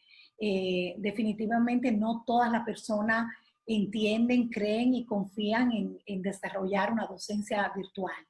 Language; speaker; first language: Spanish; native; Spanish